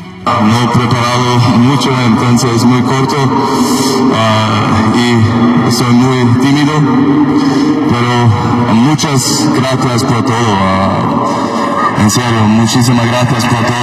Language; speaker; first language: Spanish; non-native, fluent; German